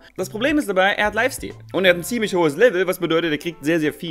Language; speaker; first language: German; native; German